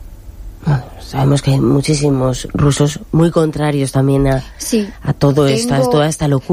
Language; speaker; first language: Spanish; native; Spanish